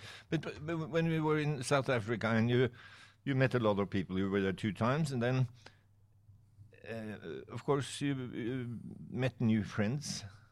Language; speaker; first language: English; non-native, fluent; Norwegian